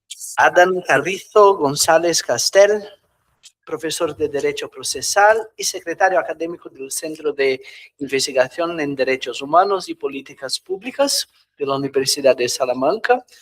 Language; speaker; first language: Spanish; non-native, fluent; Portuguese